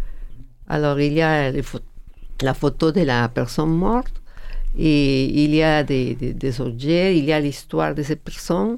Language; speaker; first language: French; non-native, learner; Spanish